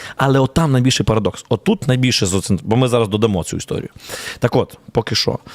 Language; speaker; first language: Ukrainian; native; Ukrainian